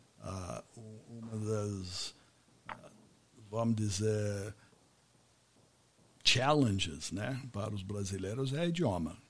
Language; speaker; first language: Portuguese; non-native, fluent; English